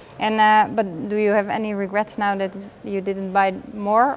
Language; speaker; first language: English; non-native, fluent; Dutch